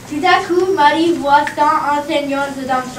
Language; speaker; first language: French; non-native, learner; English